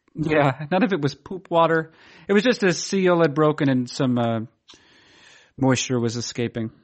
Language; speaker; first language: English; native; English